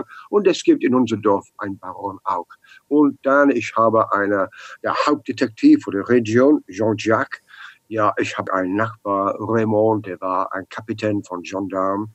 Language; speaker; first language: German; non-native, learner; English